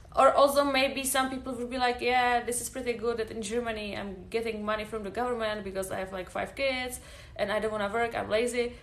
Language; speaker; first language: English; non-native, fluent; Czech